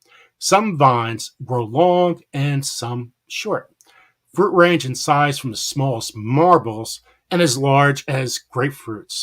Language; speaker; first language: English; native; English